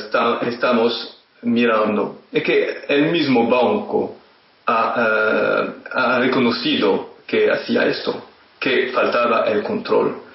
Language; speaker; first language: Spanish; non-native, fluent; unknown